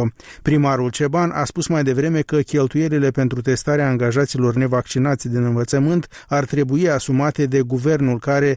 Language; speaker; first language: Romanian; native; Romanian